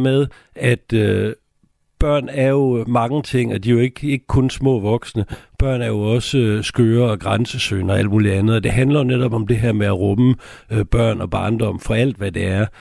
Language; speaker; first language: Danish; native; Danish